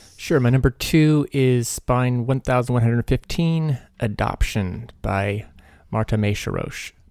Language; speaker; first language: English; early bilingual, other home language; Hungarian